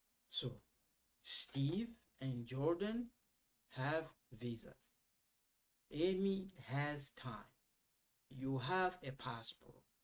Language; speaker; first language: English; non-native, fluent; Lingala